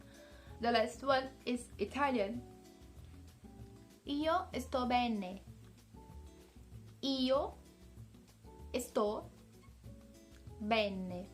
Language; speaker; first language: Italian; non-native, fluent; Portuguese